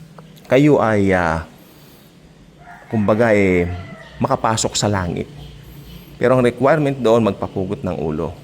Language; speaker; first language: Filipino; native; Filipino